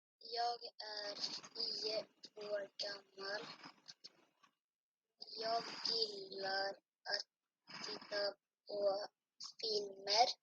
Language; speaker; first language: Swedish; non-native, learner; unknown